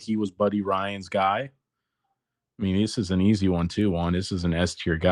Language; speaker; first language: English; native; English